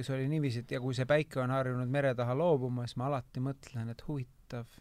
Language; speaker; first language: Estonian; native; Estonian